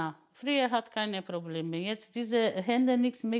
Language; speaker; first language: German; non-native, learner; Polish